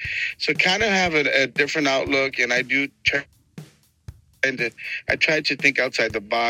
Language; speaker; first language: English; early bilingual, other home language; Spanish